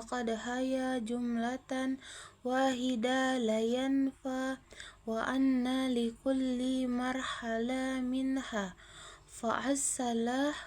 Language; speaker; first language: Arabic; non-native, learner; Indonesian